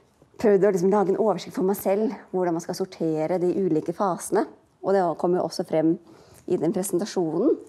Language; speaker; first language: Norwegian; native; Norwegian